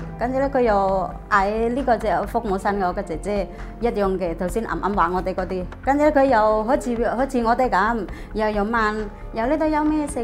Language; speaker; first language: Chinese; non-native, fluent; Indonesian